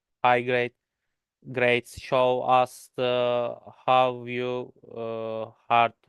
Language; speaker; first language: English; non-native, learner; Turkish